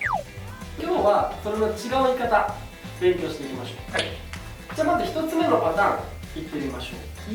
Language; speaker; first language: Japanese; native; Japanese